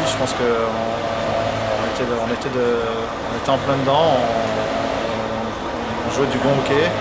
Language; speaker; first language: French; native; French